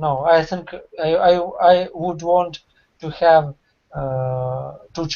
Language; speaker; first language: English; non-native, learner; Russian